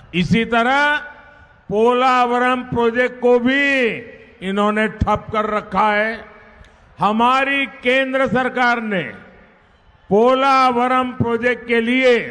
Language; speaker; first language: Hindi; non-native, local second language; Gujarati